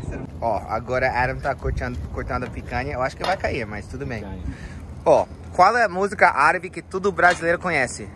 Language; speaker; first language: Portuguese; non-native, learner; English